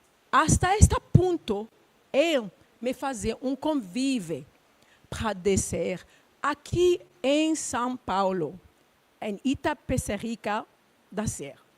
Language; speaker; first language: Portuguese; non-native, learner; Luba-Lulua